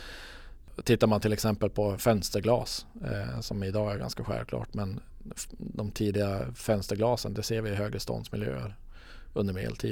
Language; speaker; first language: Swedish; native; Swedish